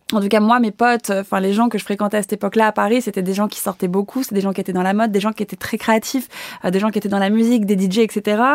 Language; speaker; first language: French; native; French